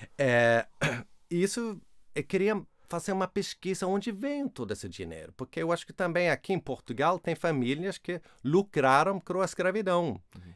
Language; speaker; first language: Portuguese; non-native, fluent; Swedish